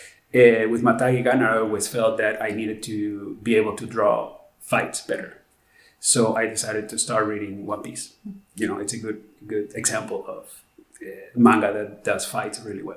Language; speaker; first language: English; non-native, fluent; Spanish